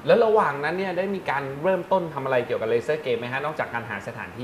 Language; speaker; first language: Thai; native; Thai